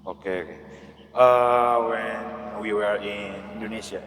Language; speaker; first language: English; non-native, learner; Indonesian